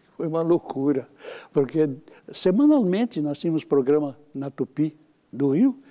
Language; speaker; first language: Portuguese; native; Portuguese